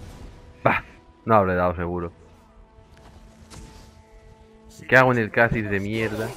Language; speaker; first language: Spanish; native; Spanish